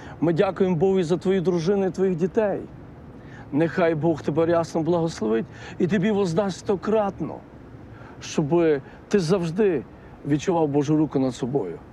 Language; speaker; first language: Ukrainian; native; Ukrainian